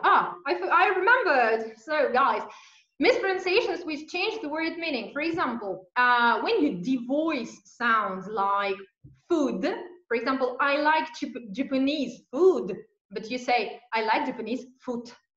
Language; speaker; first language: English; non-native, fluent; Russian